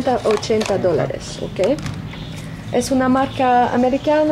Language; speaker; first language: Spanish; non-native, fluent; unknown